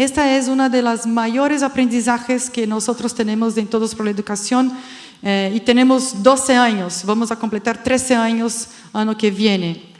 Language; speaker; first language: Spanish; non-native, fluent; Portuguese